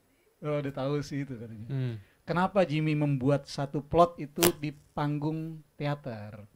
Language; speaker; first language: Indonesian; native; Indonesian